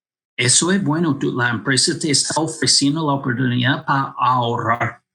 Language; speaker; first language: Spanish; non-native, fluent; English